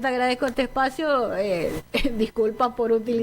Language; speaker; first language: Spanish; native; Spanish